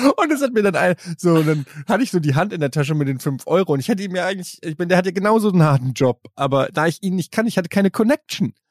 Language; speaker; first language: German; native; German